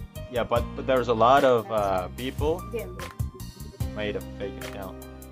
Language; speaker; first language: English; non-native, fluent; Indonesian